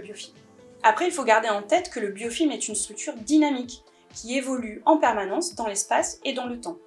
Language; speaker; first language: French; native; French